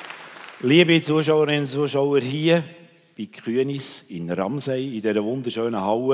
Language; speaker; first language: German; native; German